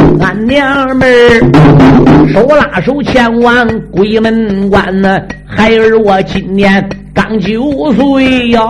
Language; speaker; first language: Chinese; native; Chinese